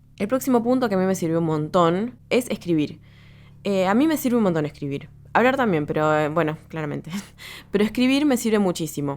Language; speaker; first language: Spanish; native; Spanish